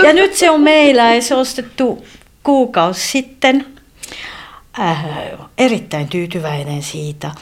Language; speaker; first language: Finnish; non-native, fluent; French